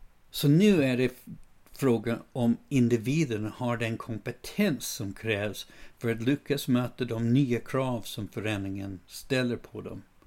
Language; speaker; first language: Swedish; non-native, fluent; English